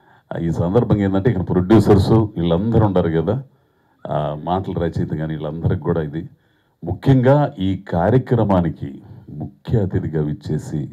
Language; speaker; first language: Telugu; native; Telugu